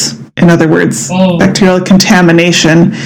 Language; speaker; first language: English; native; English